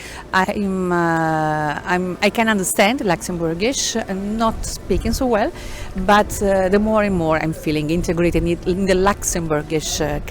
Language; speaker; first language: English; non-native, fluent; Italian